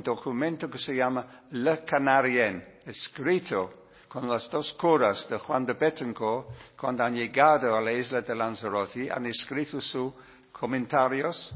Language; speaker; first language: Spanish; non-native, learner; English